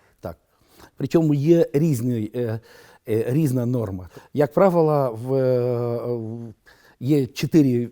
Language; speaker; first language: Ukrainian; non-native, local second language; Romanian